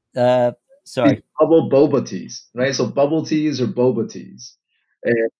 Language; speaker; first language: English; native; English